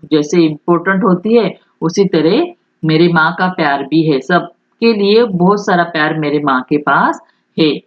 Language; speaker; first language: Hindi; non-native, local second language; Marathi